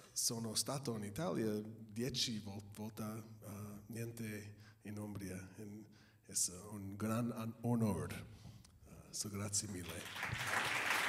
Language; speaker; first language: Italian; non-native, learner; English